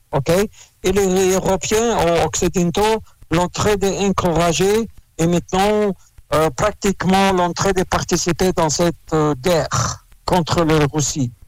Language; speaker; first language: French; non-native, learner; Russian